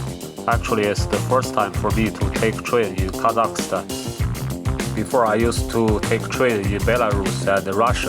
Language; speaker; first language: English; non-native, fluent; Chinese